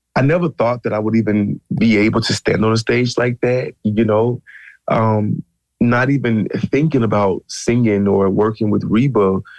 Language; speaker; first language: English; native; English